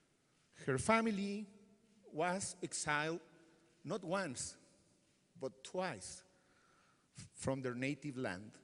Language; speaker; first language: English; non-native, fluent; Spanish